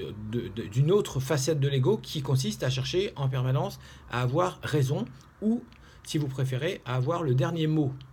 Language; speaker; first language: French; native; French